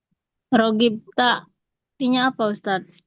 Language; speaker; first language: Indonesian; native; Indonesian